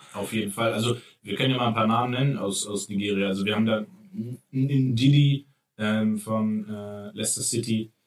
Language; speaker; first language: German; native; German